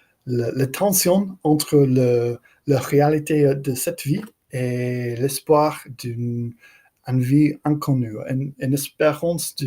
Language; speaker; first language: French; non-native, learner; English